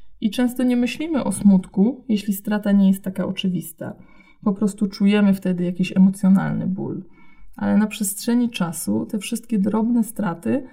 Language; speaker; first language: Polish; native; Polish